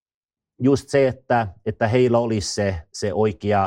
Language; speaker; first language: Finnish; non-native, fluent; Swedish